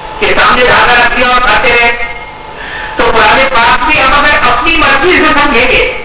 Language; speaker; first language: Urdu; non-native, local second language; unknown